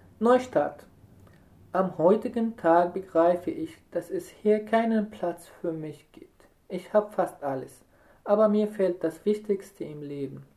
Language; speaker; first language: German; non-native, fluent; Arabic